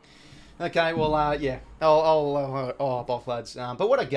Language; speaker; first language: English; native; English